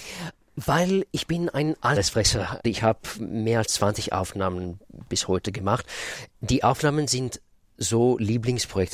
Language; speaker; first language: German; non-native, fluent; Russian